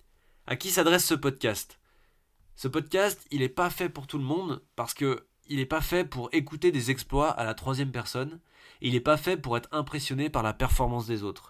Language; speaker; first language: French; native; French